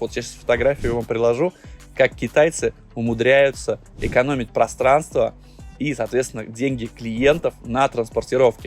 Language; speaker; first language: Russian; native; Russian